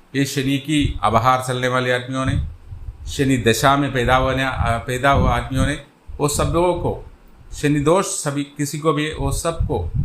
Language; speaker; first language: Hindi; non-native, local second language; Malayalam